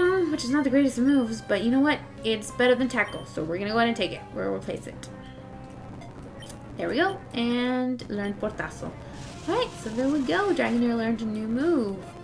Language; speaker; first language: English; early bilingual, other home language; Spanish